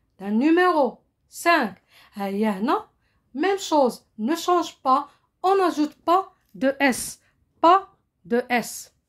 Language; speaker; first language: French; non-native, local second language; Arabic